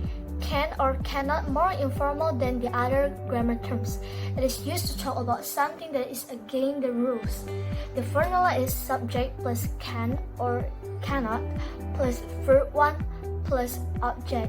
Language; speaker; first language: English; non-native, learner; Indonesian